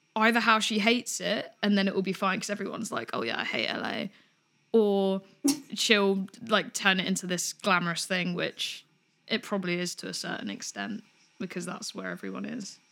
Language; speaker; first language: English; native; English